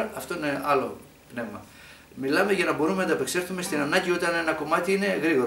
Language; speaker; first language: Greek; native; Greek